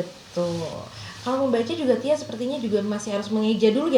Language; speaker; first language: Indonesian; native; Indonesian